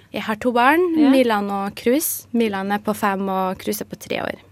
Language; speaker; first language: Norwegian; non-native, fluent; Arabic